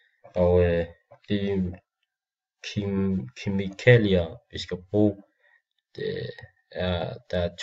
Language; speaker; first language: Danish; non-native, learner; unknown